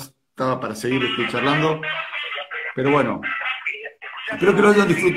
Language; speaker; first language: Spanish; native; Spanish